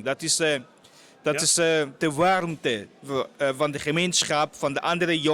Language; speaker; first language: Dutch; non-native, fluent; Portuguese